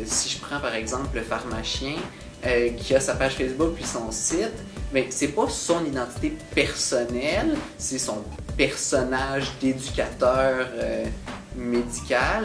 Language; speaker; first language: French; native; French